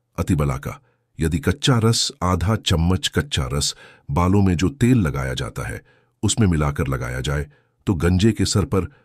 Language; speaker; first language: Hindi; native; Hindi